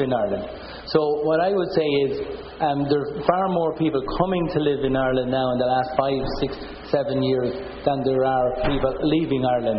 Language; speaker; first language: English; native; English